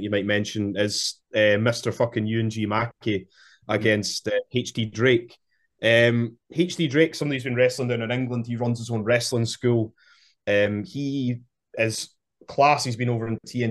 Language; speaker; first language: English; native; English